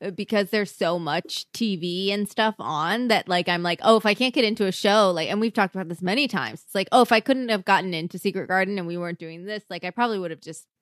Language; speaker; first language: English; native; English